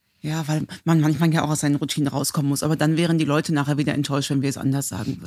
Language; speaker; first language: German; native; German